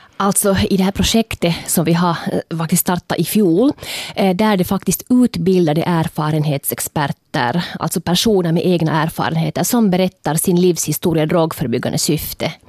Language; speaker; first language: Swedish; native; Swedish